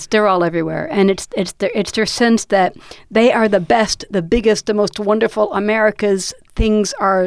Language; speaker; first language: English; native; English